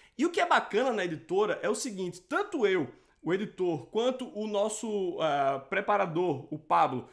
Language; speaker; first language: Portuguese; native; Portuguese